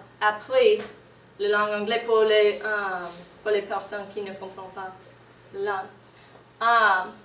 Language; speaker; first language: French; non-native, learner; English